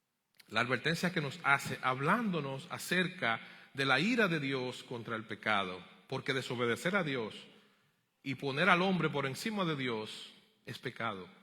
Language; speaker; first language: Spanish; native; Spanish